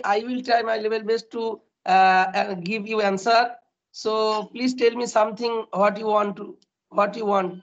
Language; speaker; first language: English; non-native, learner; Bangla